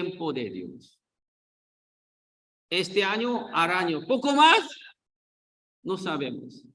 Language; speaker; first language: Spanish; non-native, learner; Korean